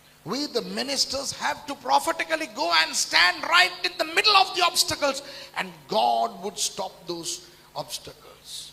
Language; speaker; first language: English; non-native, local second language; Tamil